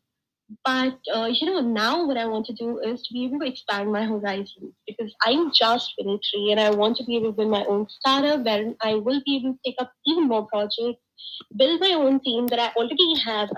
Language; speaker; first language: English; non-native, local second language; Hindi